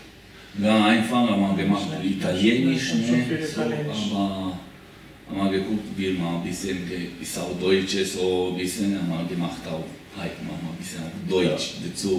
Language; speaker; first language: German; non-native, learner; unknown